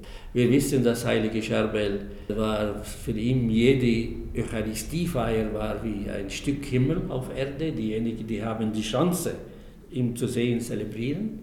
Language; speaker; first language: German; non-native, fluent; Arabic